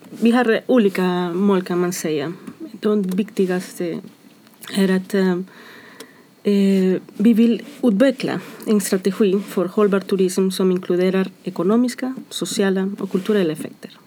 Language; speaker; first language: Swedish; non-native, fluent; Spanish